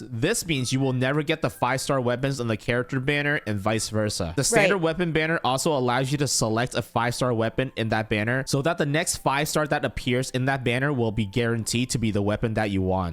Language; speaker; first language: English; native; English